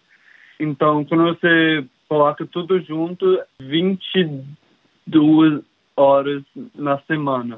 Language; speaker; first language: Portuguese; early bilingual, heritage; English